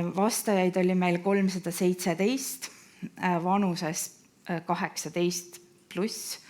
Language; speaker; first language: Estonian; native; Estonian